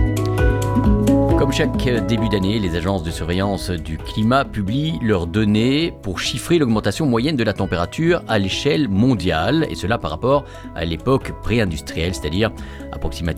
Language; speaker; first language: French; native; French